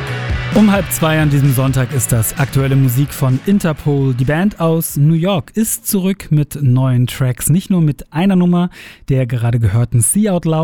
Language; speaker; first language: German; native; German